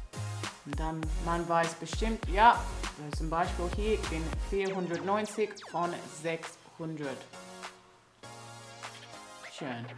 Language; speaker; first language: German; non-native, learner; English